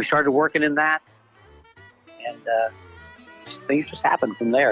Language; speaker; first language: English; native; English